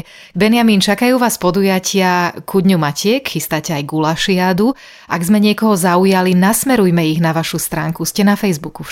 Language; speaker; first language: Slovak; native; Slovak